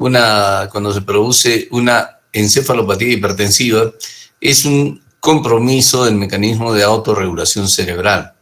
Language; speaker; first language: Spanish; native; Spanish